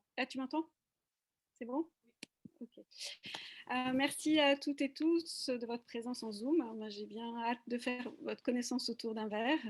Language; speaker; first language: French; native; French